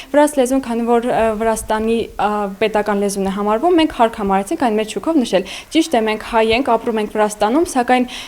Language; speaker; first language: Armenian; native; Armenian